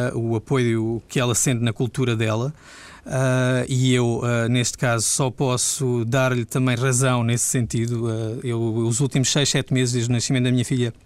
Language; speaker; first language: Portuguese; native; Portuguese